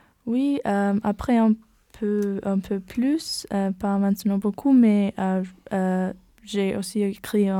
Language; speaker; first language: French; non-native, learner; German